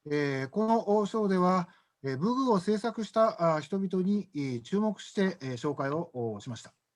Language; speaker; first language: Japanese; native; Japanese